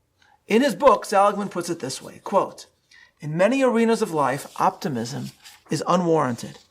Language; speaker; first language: English; native; English